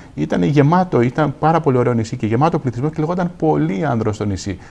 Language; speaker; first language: Greek; native; Greek